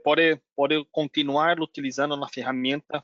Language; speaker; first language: Spanish; non-native, learner; Portuguese